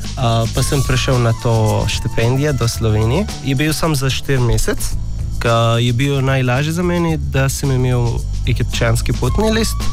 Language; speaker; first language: Slovenian; non-native, learner; Arabic